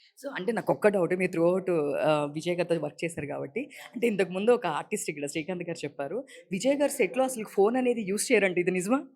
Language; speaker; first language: Telugu; native; Telugu